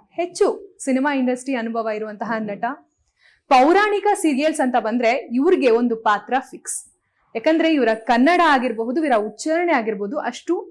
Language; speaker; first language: Kannada; native; Kannada